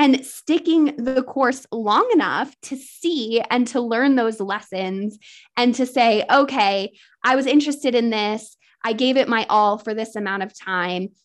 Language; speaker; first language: English; native; English